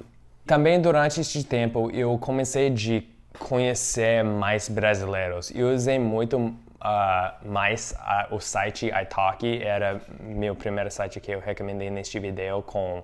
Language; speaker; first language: Portuguese; non-native, fluent; English